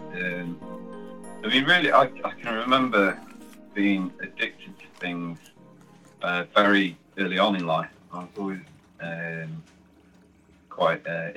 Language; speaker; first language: English; native; English